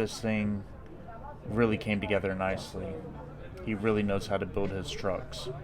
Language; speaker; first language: English; native; English